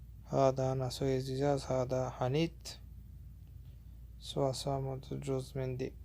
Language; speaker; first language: Arabic; non-native, learner; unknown